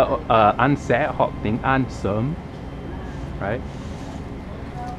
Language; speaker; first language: Vietnamese; non-native, learner; English